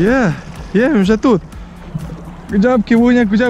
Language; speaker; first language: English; non-native, learner; Ukrainian